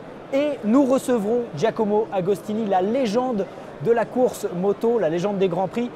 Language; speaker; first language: French; native; French